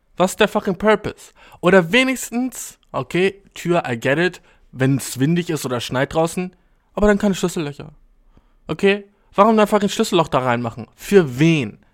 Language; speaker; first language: German; early bilingual, other home language; Albanian